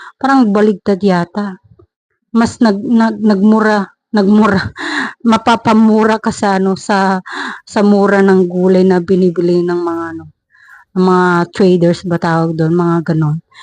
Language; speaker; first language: Filipino; non-native, local second language; Iloko